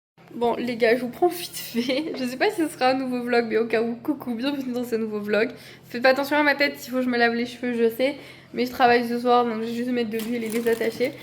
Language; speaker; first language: French; native; French